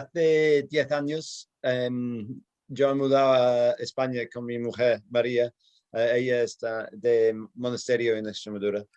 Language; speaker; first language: Spanish; non-native, fluent; English